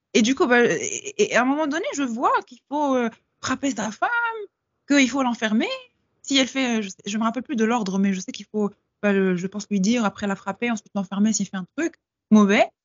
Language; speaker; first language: French; non-native, local second language; Arabic